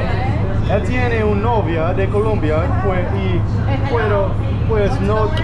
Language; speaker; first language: Spanish; non-native, learner; English